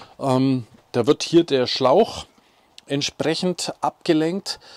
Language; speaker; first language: German; native; German